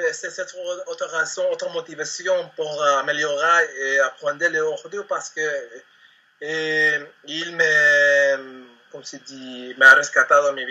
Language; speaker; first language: French; non-native, learner; Spanish